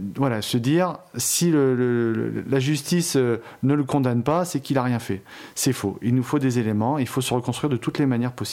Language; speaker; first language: French; native; French